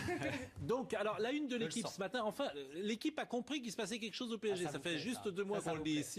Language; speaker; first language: French; native; French